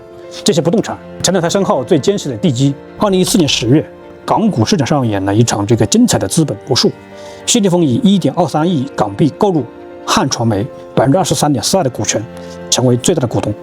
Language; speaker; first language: Chinese; native; Chinese